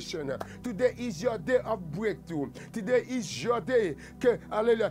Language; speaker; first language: English; non-native, fluent; Haitian Creole